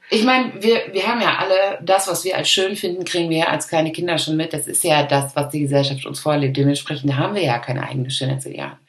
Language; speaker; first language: German; early bilingual, other home language; Arabic